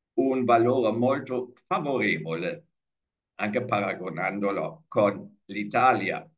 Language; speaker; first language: Italian; non-native, fluent; German